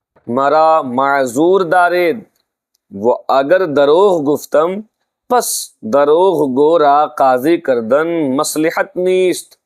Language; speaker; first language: Persian; non-native, fluent; Urdu